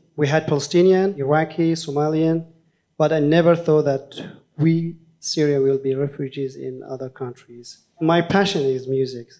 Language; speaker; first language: English; non-native, fluent; Kurdish